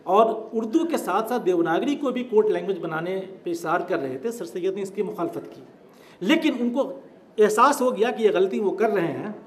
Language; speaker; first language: Urdu; native; Urdu